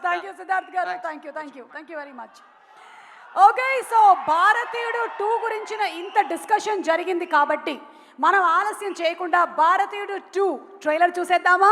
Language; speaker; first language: Telugu; native; Telugu